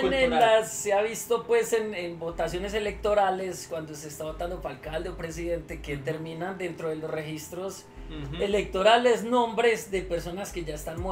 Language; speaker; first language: Spanish; native; Spanish